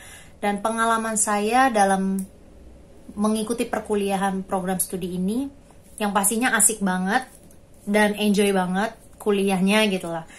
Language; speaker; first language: Indonesian; native; Indonesian